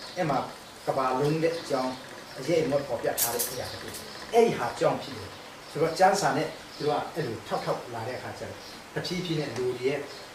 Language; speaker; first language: Burmese; non-native, local second language; Tedim Chin